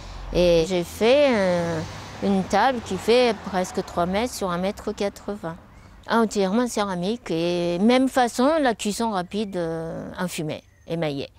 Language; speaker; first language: French; non-native, fluent; Japanese